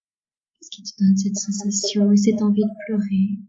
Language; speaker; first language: French; native; French